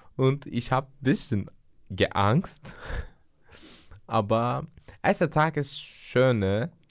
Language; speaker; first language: German; non-native, learner; Turkish